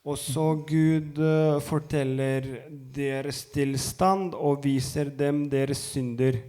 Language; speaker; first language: Norwegian; non-native, fluent; Lithuanian